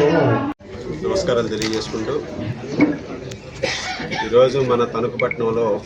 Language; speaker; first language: Telugu; native; Telugu